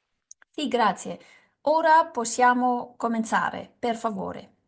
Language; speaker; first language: Italian; non-native, learner; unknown